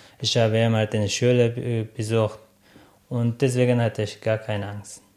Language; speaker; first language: German; non-native, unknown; Persian